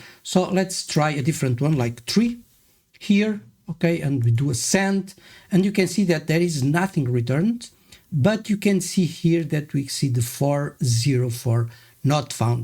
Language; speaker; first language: English; non-native, fluent; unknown